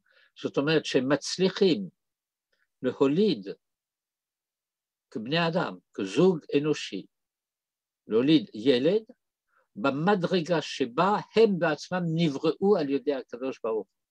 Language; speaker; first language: Hebrew; non-native, fluent; French